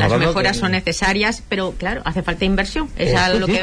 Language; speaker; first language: Spanish; native; Spanish